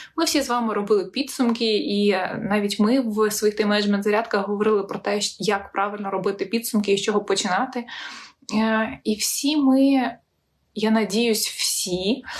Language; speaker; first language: Ukrainian; non-native, local second language; Russian